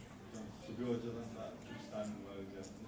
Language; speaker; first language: Turkish; native; Turkish